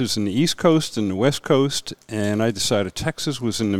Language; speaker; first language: English; native; English